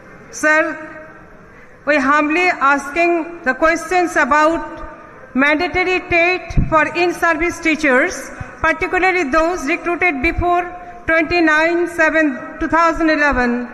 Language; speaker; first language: English; non-native, local second language; Bangla